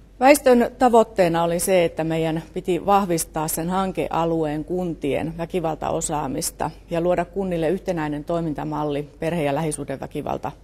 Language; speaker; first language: Finnish; native; Finnish